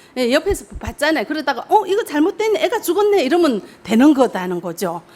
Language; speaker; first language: Korean; native; Korean